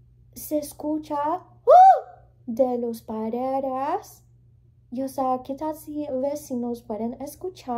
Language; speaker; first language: Spanish; early bilingual, heritage; English